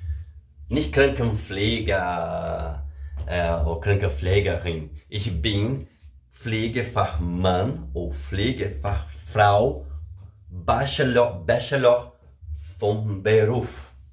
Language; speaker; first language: German; non-native, learner; Portuguese